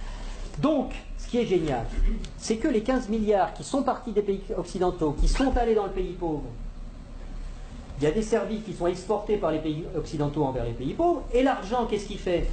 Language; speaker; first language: French; native; French